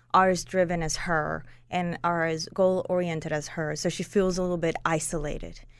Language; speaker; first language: English; non-native, fluent; Spanish